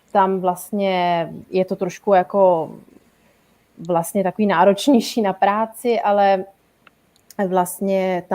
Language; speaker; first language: Czech; non-native, fluent; Italian